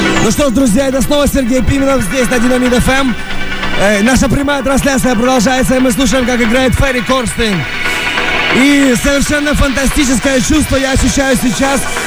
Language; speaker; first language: Russian; native; Russian